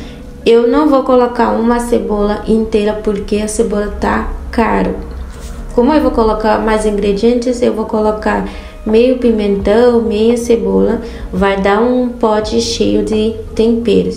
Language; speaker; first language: Portuguese; non-native, fluent; Haitian Creole